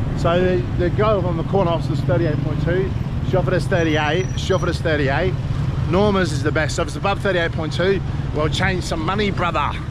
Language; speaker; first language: English; native; English